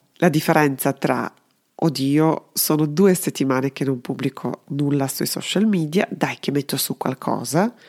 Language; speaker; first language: Italian; non-native, fluent; Serbian